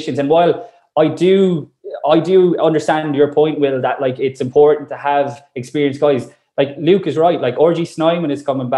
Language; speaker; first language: English; native; English